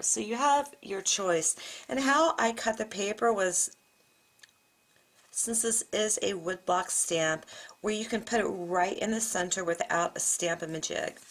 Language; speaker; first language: English; native; English